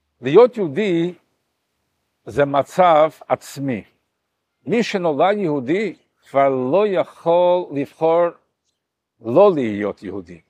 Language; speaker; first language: Hebrew; non-native, fluent; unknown